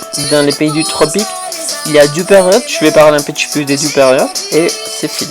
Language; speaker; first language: French; non-native, fluent; Spanish